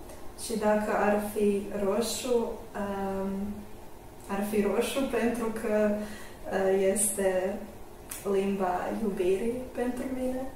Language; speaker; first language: Romanian; non-native, learner; Croatian